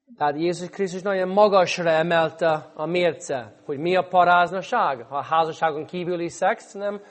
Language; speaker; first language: Hungarian; non-native, fluent; English